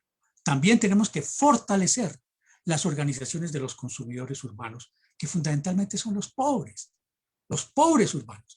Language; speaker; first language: Spanish; native; Spanish